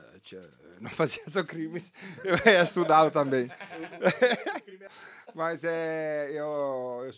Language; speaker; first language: Portuguese; non-native, fluent; Italian